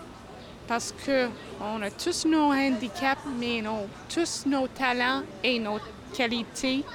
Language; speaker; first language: French; non-native, local second language; English